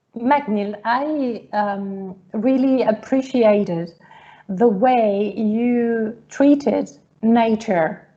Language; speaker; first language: English; non-native, fluent; Italian